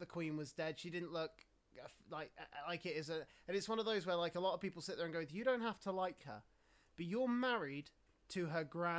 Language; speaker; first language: English; native; English